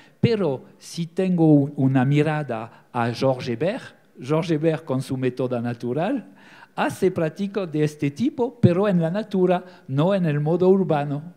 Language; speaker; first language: Spanish; non-native, learner; French